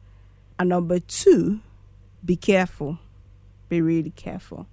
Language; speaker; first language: English; non-native, local second language; Igbo